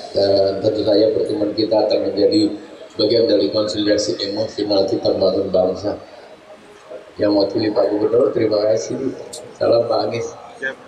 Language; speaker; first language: Indonesian; native; Indonesian